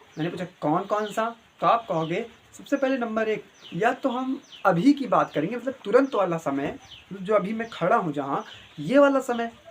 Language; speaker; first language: Hindi; native; Hindi